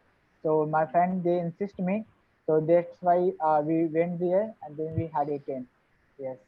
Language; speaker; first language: English; non-native, learner; Hindi